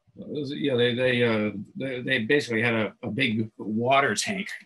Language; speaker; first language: English; native; English